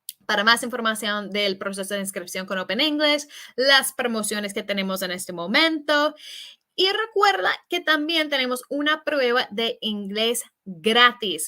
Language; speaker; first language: Spanish; non-native, fluent; English